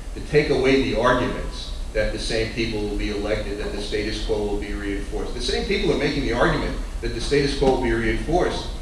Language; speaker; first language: English; native; English